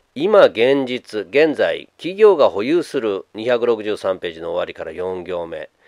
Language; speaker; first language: Japanese; native; Japanese